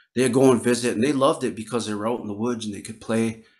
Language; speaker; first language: English; native; English